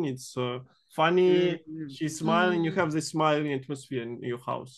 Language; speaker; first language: English; non-native, fluent; Russian